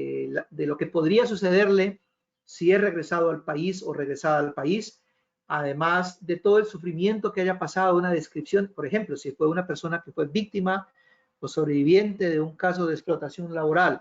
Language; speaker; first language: Spanish; native; Spanish